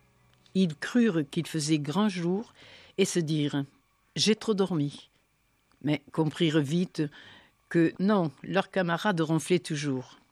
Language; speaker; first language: French; native; French